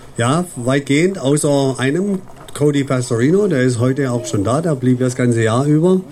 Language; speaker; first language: German; native; German